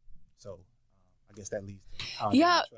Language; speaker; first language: English; native; English